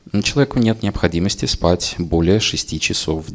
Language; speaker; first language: Russian; native; Russian